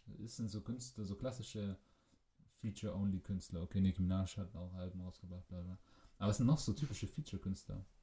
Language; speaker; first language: German; native; German